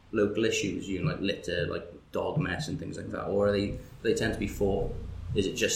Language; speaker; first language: English; native; English